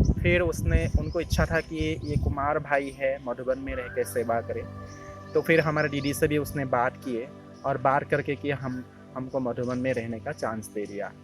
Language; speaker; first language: Hindi; non-native, local second language; Assamese